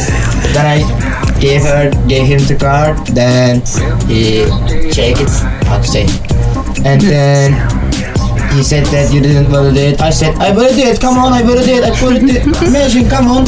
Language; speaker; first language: English; non-native, learner; Turkish